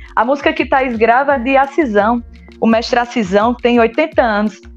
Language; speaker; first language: Portuguese; native; Portuguese